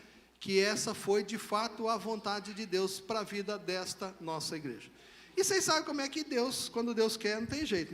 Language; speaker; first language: Portuguese; native; Portuguese